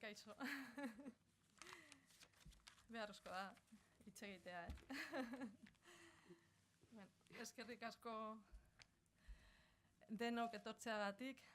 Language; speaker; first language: Basque; non-native, local second language; Spanish